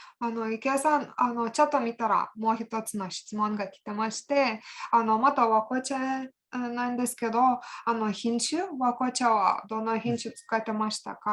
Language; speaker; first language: Japanese; non-native, fluent; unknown